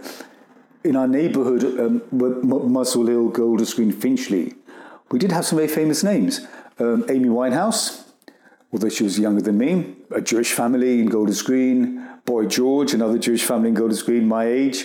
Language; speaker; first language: English; early bilingual, other home language; Gujarati